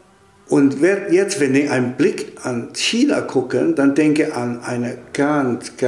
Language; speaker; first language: German; non-native, fluent; Chinese